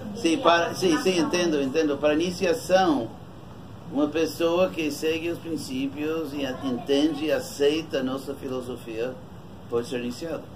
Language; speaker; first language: Portuguese; non-native, fluent; English